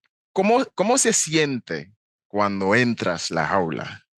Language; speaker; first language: Spanish; non-native, fluent; English